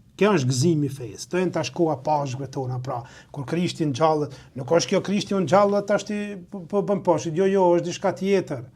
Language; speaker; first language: Albanian; native; Albanian